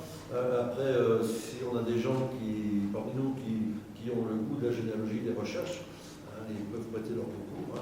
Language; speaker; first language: French; native; French